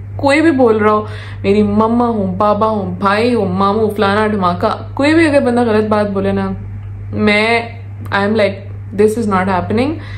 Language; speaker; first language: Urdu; native; Urdu